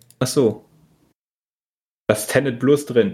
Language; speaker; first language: German; native; German